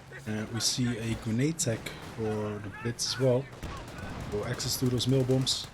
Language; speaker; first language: English; non-native, fluent; Dutch